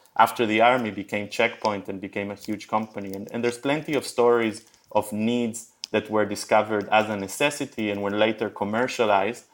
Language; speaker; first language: English; early bilingual, other home language; Spanish